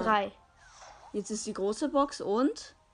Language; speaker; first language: German; native; German